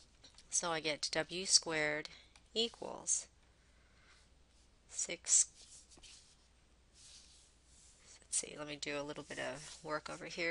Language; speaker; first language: English; native; English